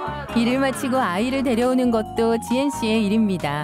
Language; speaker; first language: Korean; native; Korean